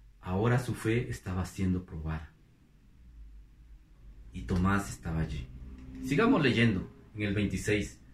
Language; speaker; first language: Spanish; native; Spanish